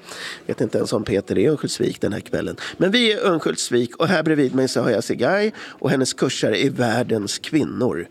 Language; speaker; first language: Swedish; native; Swedish